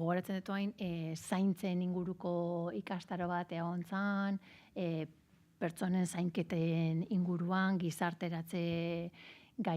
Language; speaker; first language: Basque; native; Basque